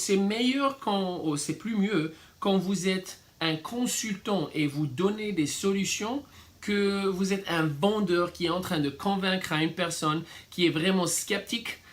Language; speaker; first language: French; non-native, fluent; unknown